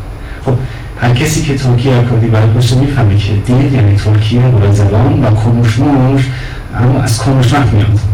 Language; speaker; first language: Persian; non-native, fluent; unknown